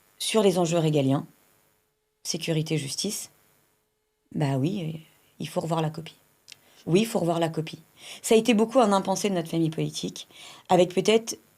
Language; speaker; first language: French; native; French